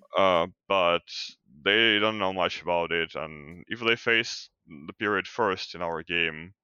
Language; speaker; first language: English; non-native, fluent; Ukrainian